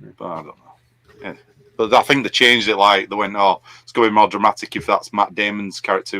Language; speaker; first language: English; native; English